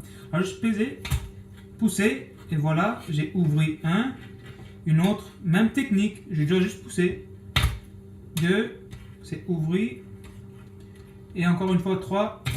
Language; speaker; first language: French; non-native, local second language; English